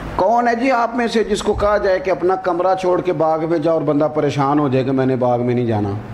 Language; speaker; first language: Urdu; non-native, local second language; Punjabi